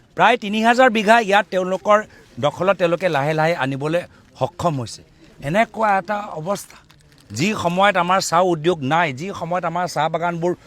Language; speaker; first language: Assamese; native; Assamese